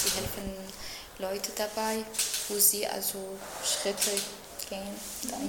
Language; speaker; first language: German; non-native, learner; Arabic